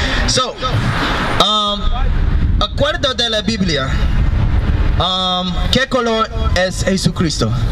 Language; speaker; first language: Spanish; non-native, learner; English